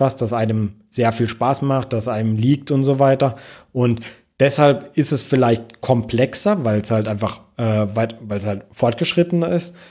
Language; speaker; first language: German; native; German